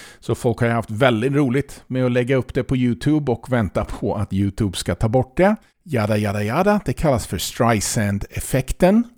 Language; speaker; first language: Swedish; native; Swedish